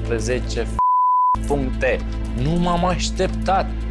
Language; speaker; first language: Romanian; native; Romanian